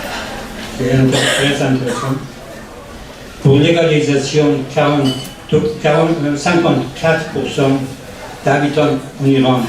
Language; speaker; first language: French; non-native, learner; Persian